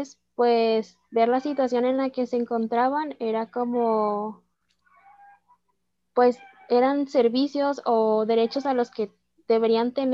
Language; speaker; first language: English; non-native, fluent; Spanish